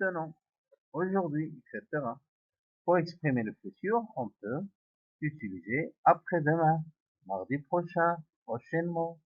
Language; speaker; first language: French; non-native, local second language; Arabic